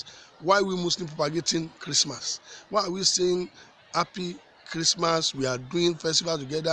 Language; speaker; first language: English; non-native, local second language; Yoruba